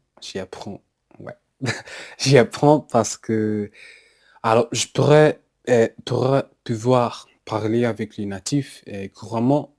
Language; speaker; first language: French; non-native, learner; English